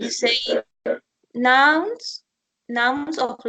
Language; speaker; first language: English; non-native, learner; Spanish